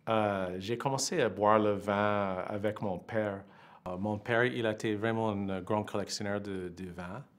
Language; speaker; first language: French; non-native, fluent; English